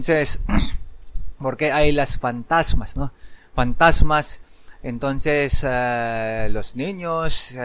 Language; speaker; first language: Spanish; non-native, learner; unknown